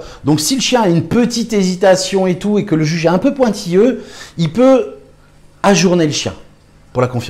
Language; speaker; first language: French; native; French